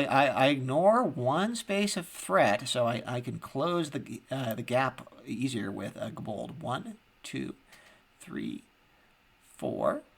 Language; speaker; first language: English; native; English